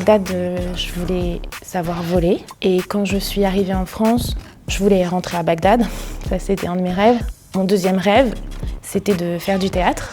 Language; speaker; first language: French; early bilingual, other home language; Arabic